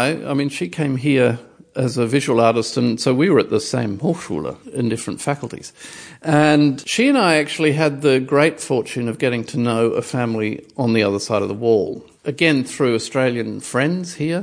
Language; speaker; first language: English; native; English